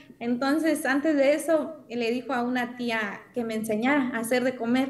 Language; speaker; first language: Spanish; native; Spanish